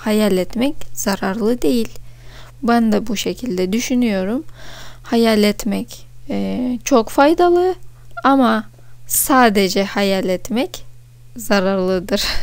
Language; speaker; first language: Turkish; non-native, fluent; Russian